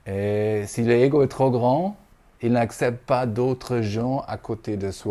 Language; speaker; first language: French; non-native, fluent; German